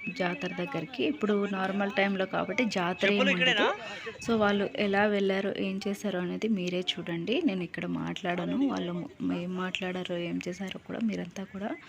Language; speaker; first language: Telugu; native; Telugu